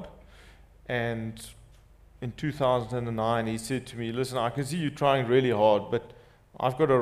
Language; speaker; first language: English; non-native, local second language; Afrikaans